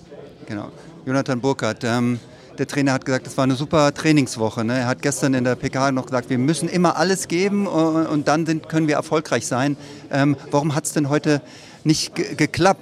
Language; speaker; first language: German; native; German